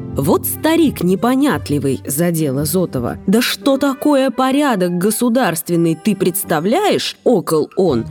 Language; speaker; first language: Russian; native; Russian